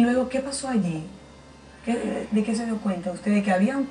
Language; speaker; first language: Spanish; native; Spanish